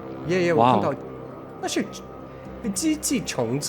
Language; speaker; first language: Chinese; non-native, fluent; English